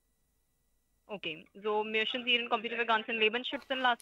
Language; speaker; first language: German; non-native, learner; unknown